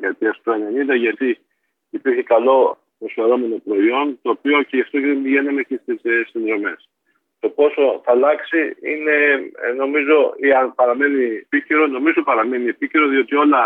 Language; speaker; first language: Greek; native; Greek